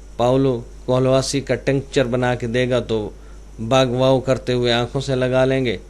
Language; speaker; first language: Urdu; non-native, local second language; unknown